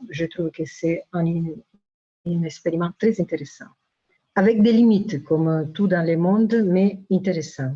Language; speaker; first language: French; non-native, fluent; Italian